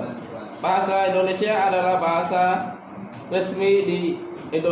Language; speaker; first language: Indonesian; non-native, learner; Khmer